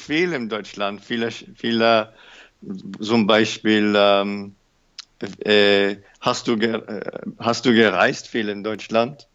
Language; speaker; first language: German; non-native, learner; English